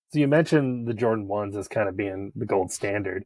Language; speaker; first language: English; native; English